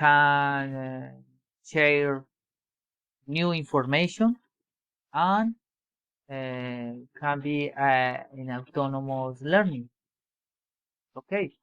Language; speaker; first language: English; non-native, learner; Spanish